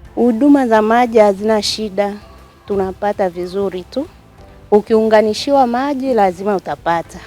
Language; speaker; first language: Swahili; native; Swahili